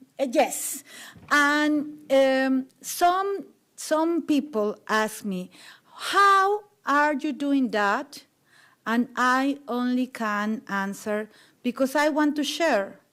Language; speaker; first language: English; non-native, learner; Spanish